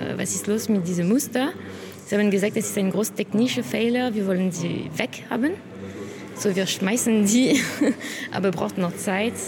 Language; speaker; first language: German; non-native, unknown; French